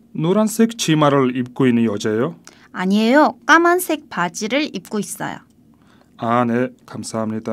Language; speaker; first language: Korean; non-native, fluent; Mongolian